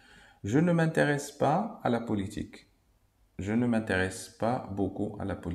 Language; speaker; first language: French; non-native, local second language; Arabic